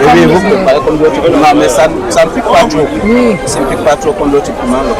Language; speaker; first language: French; non-native, local second language; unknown